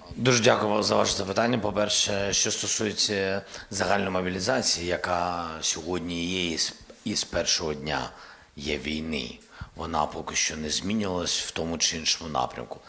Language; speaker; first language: Ukrainian; non-native, local second language; Russian